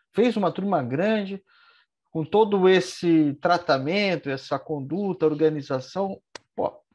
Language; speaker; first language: Portuguese; native; Portuguese